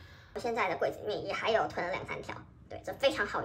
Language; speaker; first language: Chinese; native; Chinese